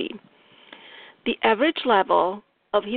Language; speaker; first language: English; non-native, fluent; Italian